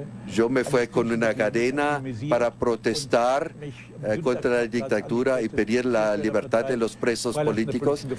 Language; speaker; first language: Spanish; non-native, fluent; German